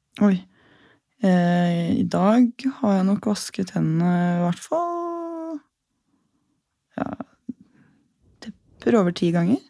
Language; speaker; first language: Norwegian; native; Norwegian